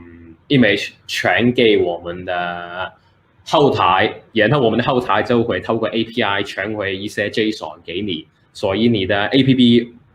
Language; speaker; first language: Chinese; early bilingual, heritage; Chinese